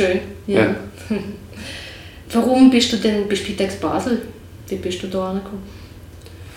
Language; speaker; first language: German; native; German